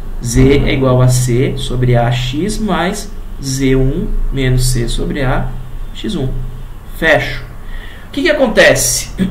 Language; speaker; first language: Portuguese; native; Portuguese